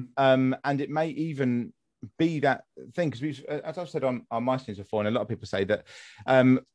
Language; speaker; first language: English; native; English